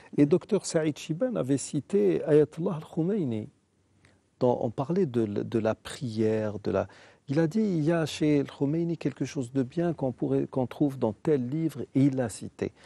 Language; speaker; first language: French; non-native, local second language; Arabic